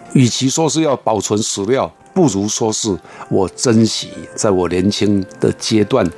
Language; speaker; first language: Chinese; non-native, local second language; Min Nan Chinese